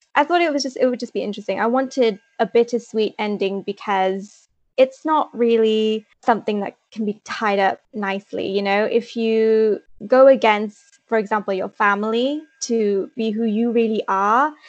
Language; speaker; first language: English; native; English